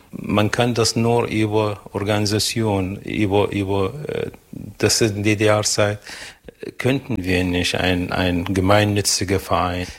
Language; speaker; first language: German; non-native, fluent; Arabic